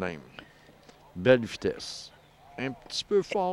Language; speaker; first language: French; native; French